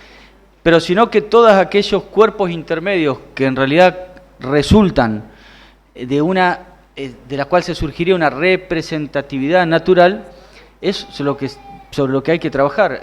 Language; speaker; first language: Spanish; native; Spanish